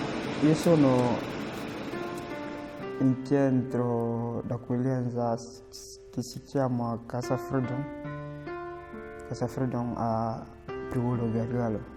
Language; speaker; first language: Italian; non-native, learner; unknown